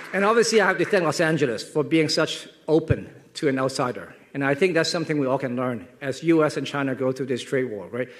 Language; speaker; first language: English; non-native, local second language; Cantonese